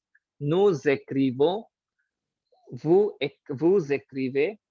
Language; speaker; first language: French; non-native, learner; Hindi